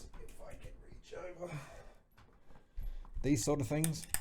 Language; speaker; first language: English; native; English